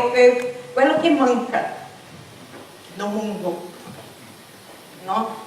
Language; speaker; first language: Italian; non-native, fluent; Portuguese